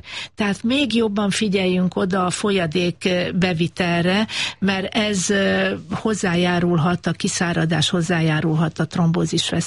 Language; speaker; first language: Hungarian; native; Hungarian